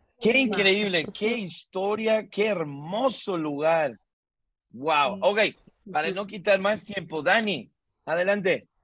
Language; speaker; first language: Spanish; native; Spanish